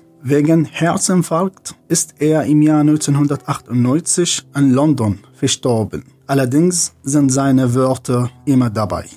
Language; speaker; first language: German; non-native, fluent; Arabic